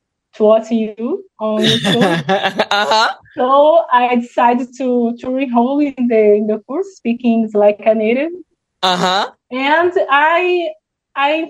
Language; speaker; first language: English; non-native, learner; Portuguese